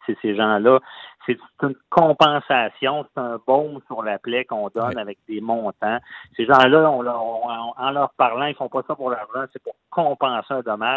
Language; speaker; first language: French; native; French